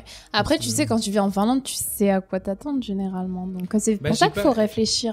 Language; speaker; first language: French; native; French